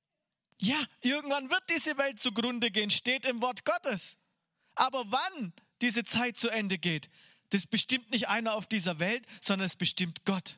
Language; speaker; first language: German; native; German